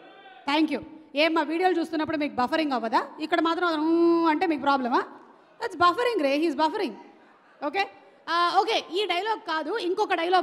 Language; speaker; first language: Telugu; native; Telugu